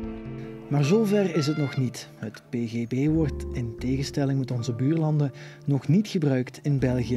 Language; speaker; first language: Dutch; native; Dutch